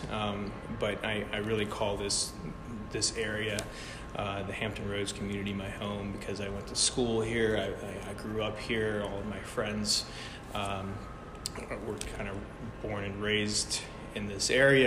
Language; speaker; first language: English; early bilingual, other home language; Ukrainian